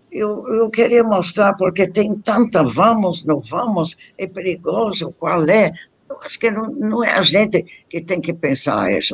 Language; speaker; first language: Portuguese; non-native, fluent; English